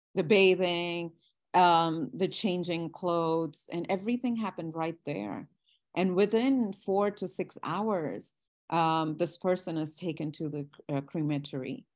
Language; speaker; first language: English; non-native, local second language; Gujarati